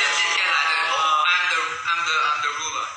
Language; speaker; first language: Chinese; non-native, learner; Thai